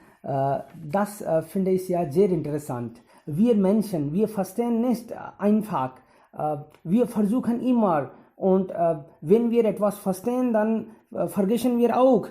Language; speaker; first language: German; non-native, fluent; Hindi